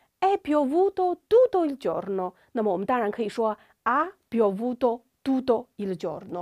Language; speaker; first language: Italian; non-native, fluent; Chinese